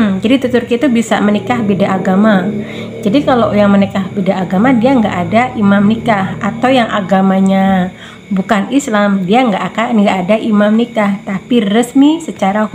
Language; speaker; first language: Indonesian; native; Indonesian